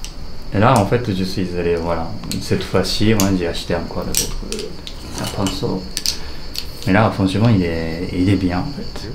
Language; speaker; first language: French; non-native, fluent; Japanese